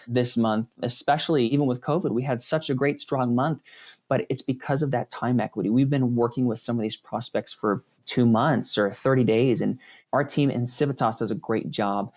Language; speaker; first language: English; native; English